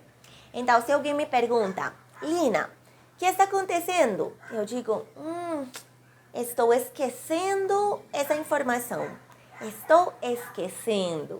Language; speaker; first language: Portuguese; non-native, fluent; Spanish